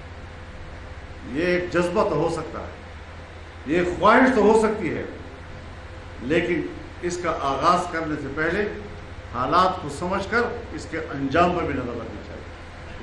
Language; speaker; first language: Urdu; non-native, local second language; Pashto